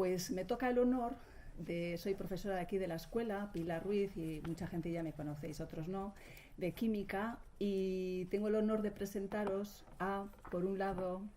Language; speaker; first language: Spanish; native; Spanish